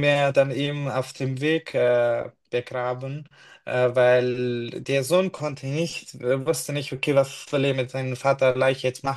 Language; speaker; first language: German; non-native, fluent; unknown